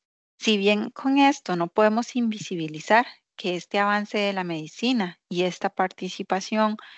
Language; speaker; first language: Spanish; native; Spanish